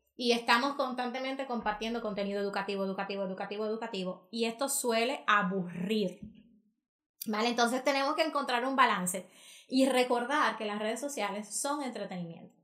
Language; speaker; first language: Spanish; native; Spanish